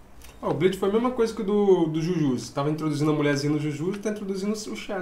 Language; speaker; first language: Portuguese; native; Portuguese